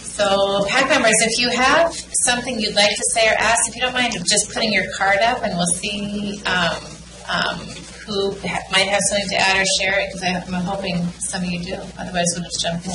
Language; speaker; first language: English; native; English